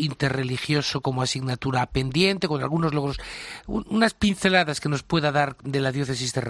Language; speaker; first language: Spanish; native; Spanish